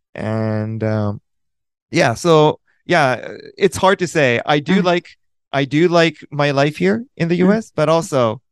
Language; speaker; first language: English; early bilingual, other home language; Japanese